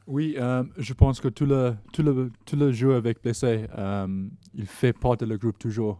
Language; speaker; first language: French; non-native, learner; English